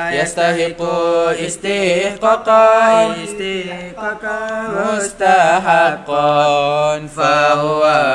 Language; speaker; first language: Malay; native; Malay